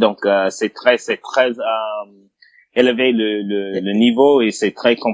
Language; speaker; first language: French; non-native, fluent; English